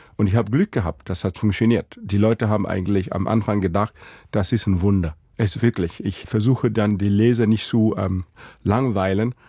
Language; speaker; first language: German; non-native, fluent; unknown